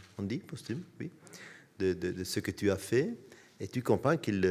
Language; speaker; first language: French; non-native, fluent; Italian